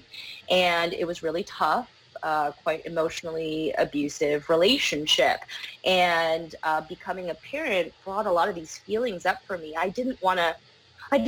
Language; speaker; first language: English; native; English